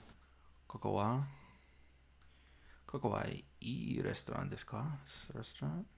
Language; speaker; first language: Japanese; non-native, learner; English